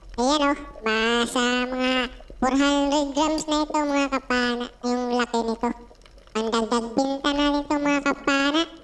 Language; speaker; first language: Filipino; non-native, local second language; Cebuano